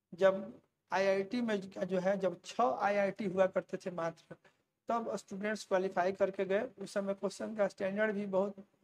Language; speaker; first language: Hindi; native; Hindi